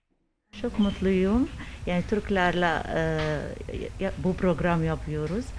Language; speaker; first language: Turkish; non-native, learner; Arabic